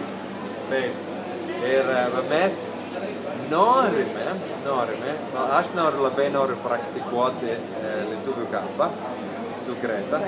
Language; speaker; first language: Lithuanian; non-native, learner; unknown